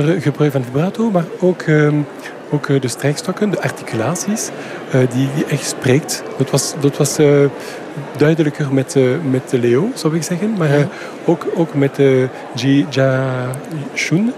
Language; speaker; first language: Dutch; non-native, fluent; French